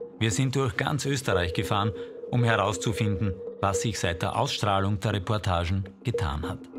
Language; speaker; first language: German; native; German